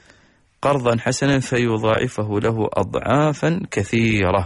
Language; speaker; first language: Arabic; native; Arabic